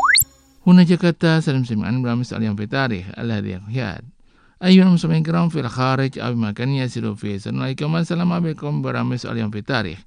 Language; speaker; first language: Arabic; non-native, learner; Indonesian